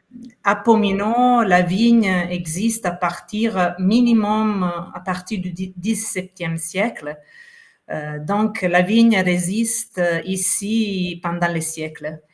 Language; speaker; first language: French; non-native, fluent; Italian